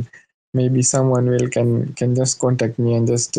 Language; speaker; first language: English; non-native, local second language; Swahili